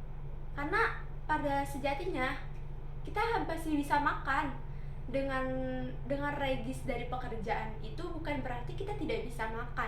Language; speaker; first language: Indonesian; native; Indonesian